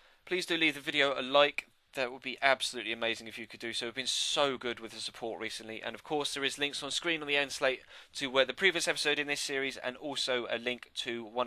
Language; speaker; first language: English; native; English